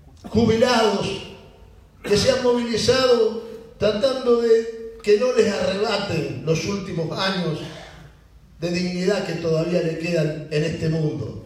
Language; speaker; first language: Spanish; native; Spanish